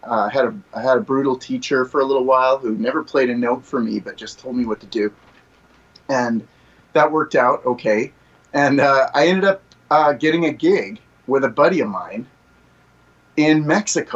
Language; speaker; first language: English; native; English